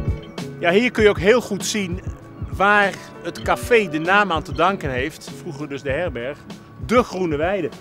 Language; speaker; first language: Dutch; native; Dutch